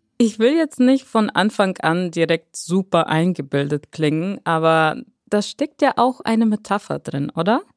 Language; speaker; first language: German; non-native, fluent; Bulgarian